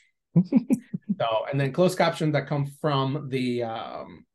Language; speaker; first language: English; non-native, fluent; Spanish